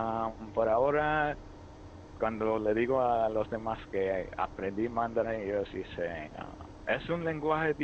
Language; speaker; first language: Spanish; early bilingual, heritage; Spanish